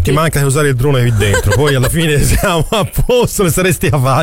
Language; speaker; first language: Italian; native; Italian